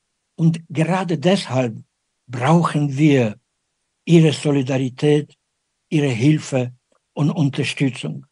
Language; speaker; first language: German; non-native, fluent; Ukrainian